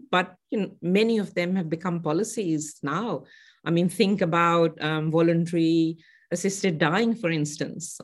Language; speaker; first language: English; non-native, local second language; Urdu